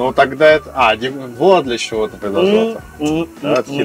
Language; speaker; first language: Russian; native; Russian